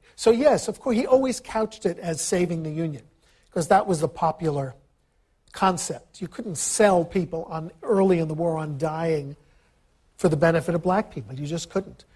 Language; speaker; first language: English; early bilingual, other home language; Ukrainian